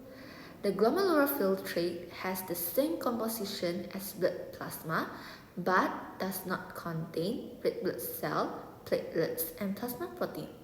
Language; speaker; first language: English; non-native, local second language; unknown